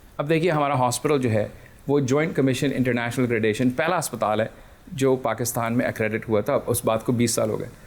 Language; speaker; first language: Urdu; early bilingual, heritage; Urdu